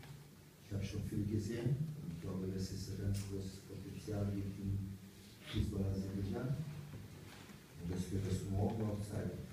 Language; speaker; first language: German; non-native, fluent; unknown